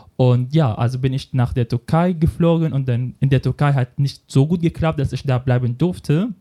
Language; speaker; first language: German; non-native, fluent; Arabic